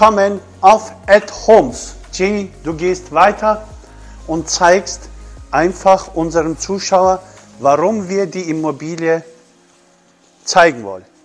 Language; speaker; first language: German; non-native, fluent; Turkish